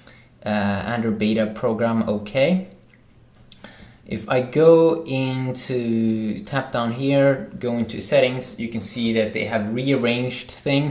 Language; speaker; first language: English; non-native, fluent; Swedish